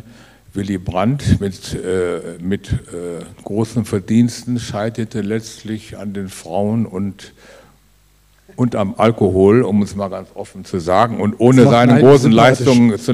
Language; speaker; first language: German; native; German